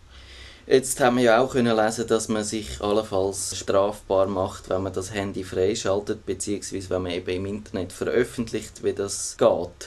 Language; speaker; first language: German; native; German